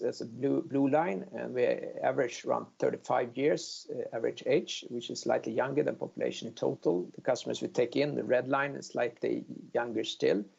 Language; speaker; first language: English; non-native, fluent; Swedish